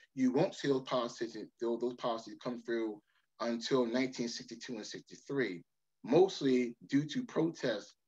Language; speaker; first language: English; native; English